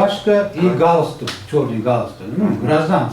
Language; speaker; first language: Russian; non-native, learner; Uzbek